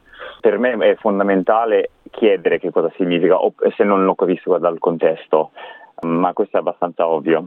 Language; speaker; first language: Italian; non-native, fluent; English